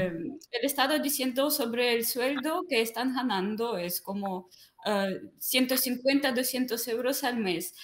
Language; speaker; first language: Spanish; non-native, fluent; Russian